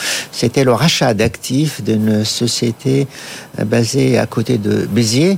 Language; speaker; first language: French; non-native, fluent; Arabic